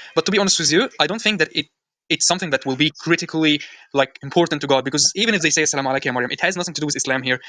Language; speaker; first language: English; non-native, fluent; Arabic